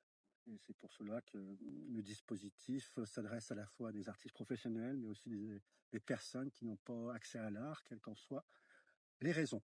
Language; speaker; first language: French; native; French